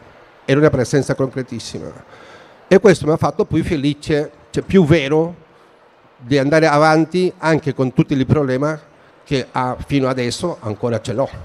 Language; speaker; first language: Italian; non-native, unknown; Spanish